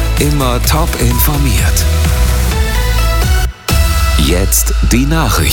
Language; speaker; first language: German; native; German